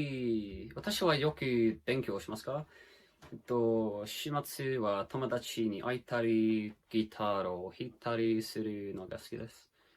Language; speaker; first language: Japanese; non-native, learner; English